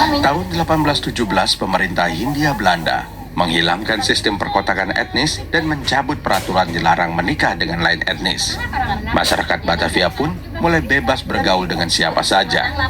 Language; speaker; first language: Indonesian; native; Indonesian